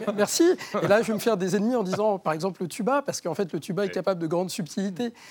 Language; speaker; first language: French; native; French